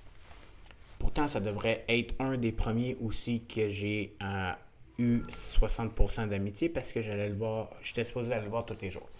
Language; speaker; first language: French; native; French